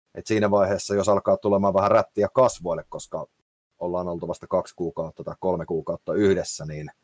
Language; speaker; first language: Finnish; native; Finnish